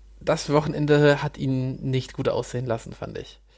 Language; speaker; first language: German; native; German